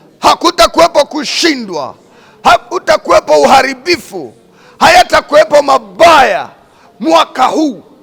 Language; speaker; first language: Swahili; non-native, local second language; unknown